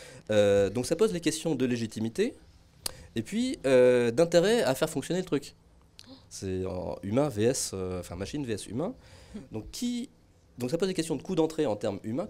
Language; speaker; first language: French; native; French